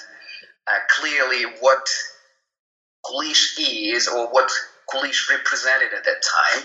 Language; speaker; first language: English; non-native, fluent; Ukrainian